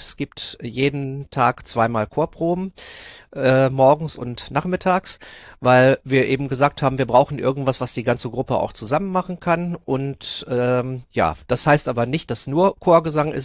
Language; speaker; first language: German; native; German